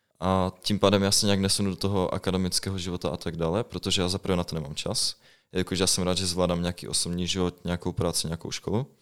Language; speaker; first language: Czech; native; Czech